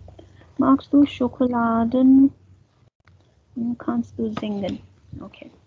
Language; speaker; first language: German; non-native, fluent; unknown